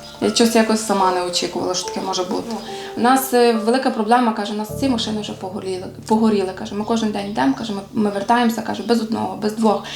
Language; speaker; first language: Ukrainian; native; Ukrainian